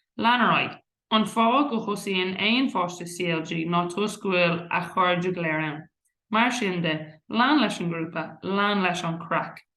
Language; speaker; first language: Irish; non-native, local second language; English